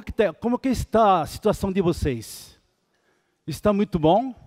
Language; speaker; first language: Portuguese; non-native, fluent; Korean